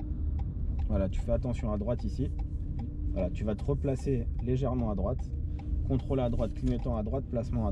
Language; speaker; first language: French; native; French